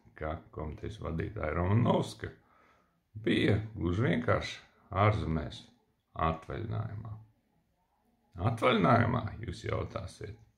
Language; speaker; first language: Latvian; native; Latvian